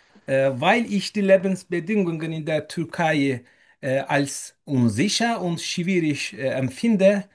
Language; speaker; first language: German; non-native, fluent; Turkish